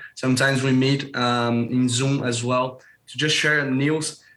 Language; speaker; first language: English; non-native, fluent; Portuguese